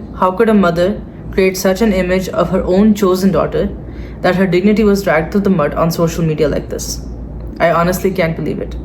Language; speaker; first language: English; non-native, local second language; Hindi